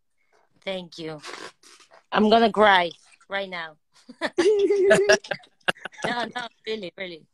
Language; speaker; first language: English; non-native, learner; Spanish